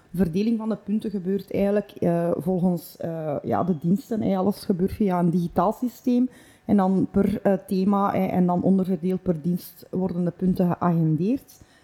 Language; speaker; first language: Dutch; native; Dutch